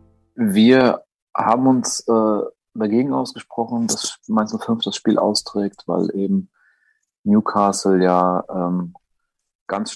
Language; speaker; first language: German; native; German